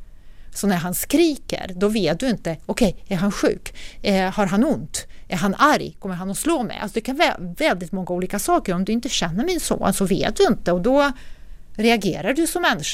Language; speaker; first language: Swedish; non-native, fluent; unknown